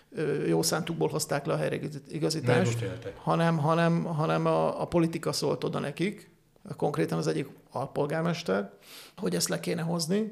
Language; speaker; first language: Hungarian; native; Hungarian